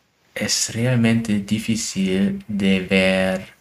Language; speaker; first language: Spanish; non-native, learner; German